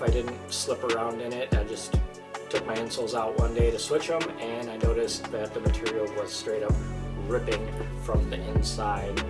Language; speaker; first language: English; native; English